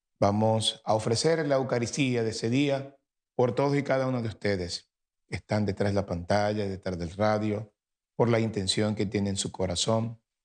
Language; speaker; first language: Spanish; native; Spanish